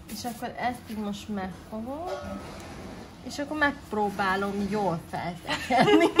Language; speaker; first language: Hungarian; early bilingual, heritage; English